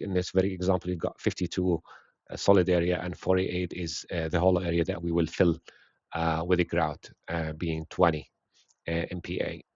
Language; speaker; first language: English; non-native, fluent; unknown